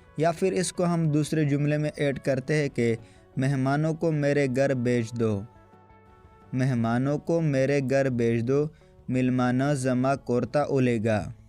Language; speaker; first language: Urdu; non-native, local second language; Pashto